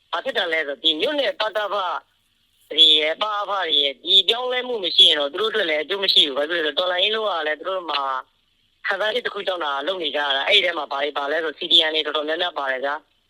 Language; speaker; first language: Burmese; native; Burmese